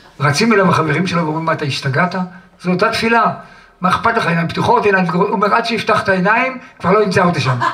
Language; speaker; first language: Hebrew; native; Hebrew